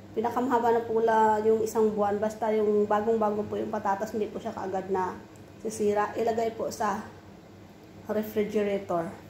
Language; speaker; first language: Filipino; non-native, local second language; Hiligaynon